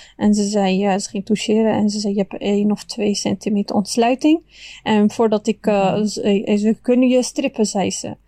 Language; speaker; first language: Dutch; early bilingual, other home language; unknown